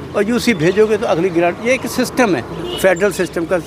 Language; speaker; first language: Hindi; non-native, local second language; Punjabi